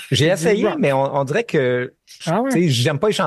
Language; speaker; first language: French; native; French